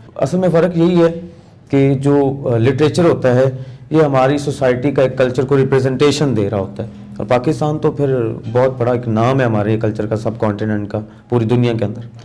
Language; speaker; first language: Urdu; non-native, local second language; Punjabi